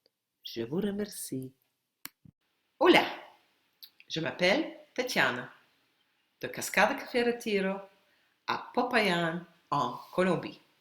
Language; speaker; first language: French; non-native, fluent; Spanish